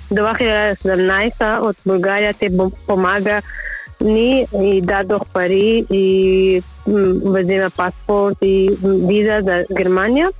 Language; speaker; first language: Bulgarian; non-native, learner; Persian